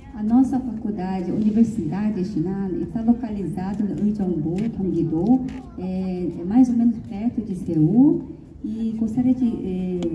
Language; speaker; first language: Portuguese; early bilingual, heritage; Korean